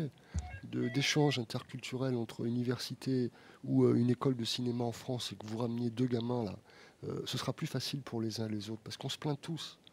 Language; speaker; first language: French; native; French